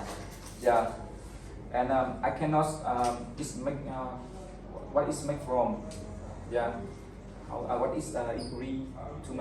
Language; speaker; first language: English; non-native, learner; Vietnamese